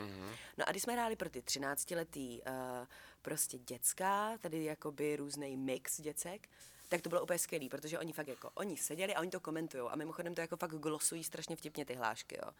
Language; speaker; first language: Czech; native; Czech